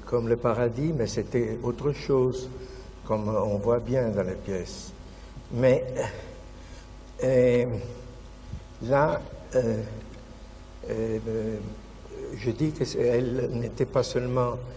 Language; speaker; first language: French; non-native, fluent; Italian